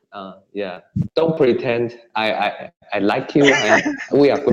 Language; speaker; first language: English; non-native, learner; Chinese